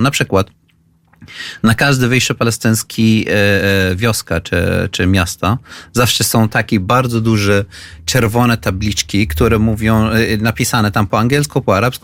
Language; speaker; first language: Polish; non-native, fluent; Arabic